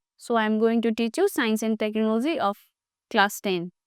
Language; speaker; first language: English; non-native, local second language; Nepali